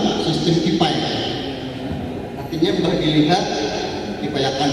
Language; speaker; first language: Indonesian; non-native, local second language; Banjar